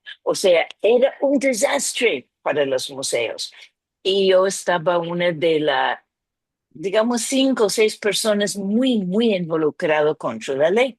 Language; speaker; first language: Spanish; non-native, fluent; English